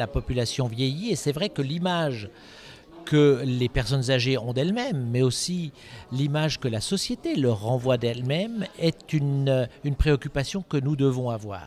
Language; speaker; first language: French; native; French